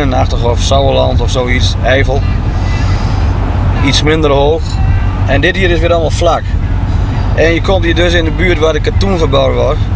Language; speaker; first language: Dutch; native; Dutch